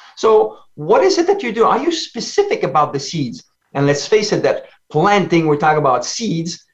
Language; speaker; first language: English; non-native, fluent; French